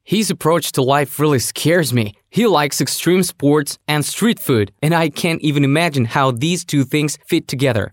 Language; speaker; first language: English; non-native, fluent; Russian